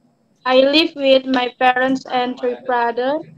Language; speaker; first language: English; non-native, learner; Indonesian